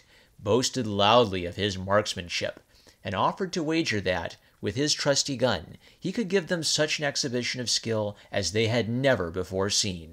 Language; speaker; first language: English; native; English